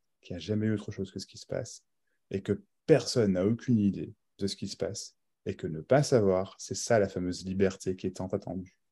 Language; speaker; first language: French; native; French